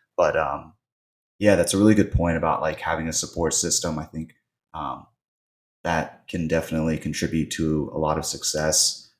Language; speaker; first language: English; native; English